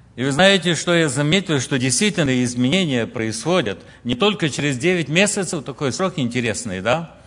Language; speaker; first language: Russian; early bilingual, other home language; Ukrainian